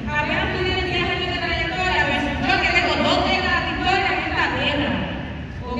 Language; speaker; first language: Spanish; native; Spanish